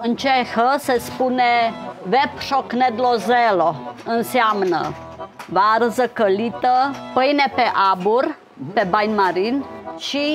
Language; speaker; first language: Romanian; non-native, local second language; Czech